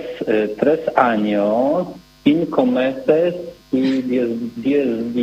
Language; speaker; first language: Spanish; non-native, learner; Polish